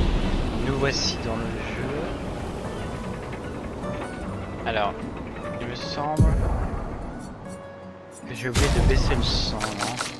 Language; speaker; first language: French; native; French